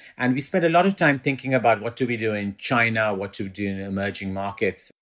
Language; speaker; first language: English; non-native, local second language; Urdu